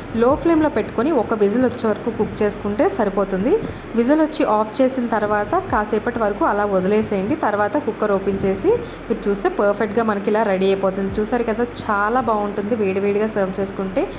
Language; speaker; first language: Telugu; native; Telugu